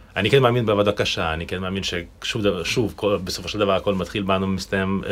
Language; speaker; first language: Hebrew; non-native, fluent; Russian